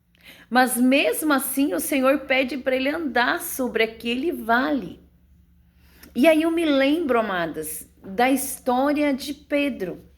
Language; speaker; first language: Portuguese; native; Portuguese